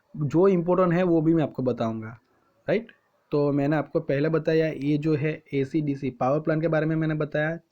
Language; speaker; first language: Hindi; non-native, local second language; Gujarati